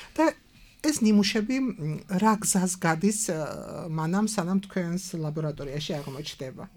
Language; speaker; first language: Georgian; native; Georgian